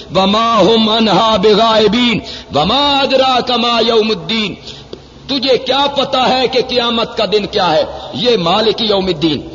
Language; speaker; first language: Urdu; non-native, local second language; Punjabi